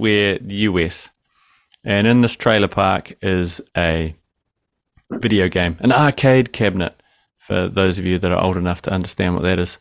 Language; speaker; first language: English; native; English